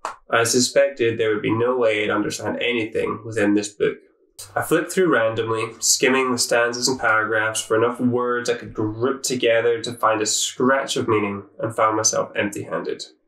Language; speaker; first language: English; native; English